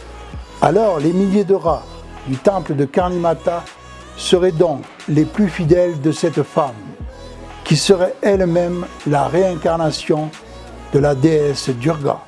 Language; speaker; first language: French; native; French